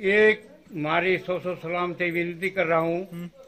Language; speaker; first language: Hindi; non-native, local second language; Gujarati